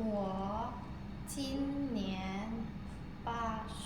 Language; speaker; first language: Chinese; non-native, learner; Indonesian